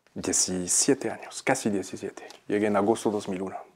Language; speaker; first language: Spanish; non-native, fluent; Arabic